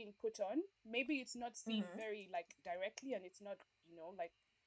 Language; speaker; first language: English; non-native, local second language; Ganda